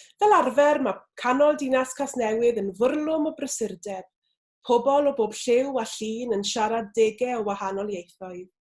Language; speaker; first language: Welsh; native; Welsh